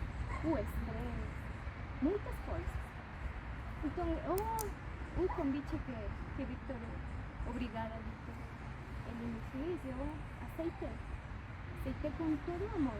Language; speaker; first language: Portuguese; non-native, fluent; Spanish